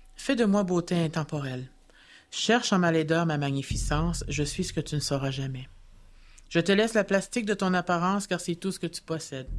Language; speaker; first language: French; native; French